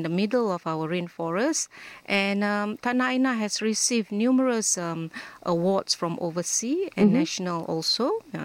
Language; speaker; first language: English; non-native, local second language; Malay